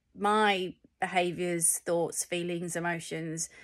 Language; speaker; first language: English; native; English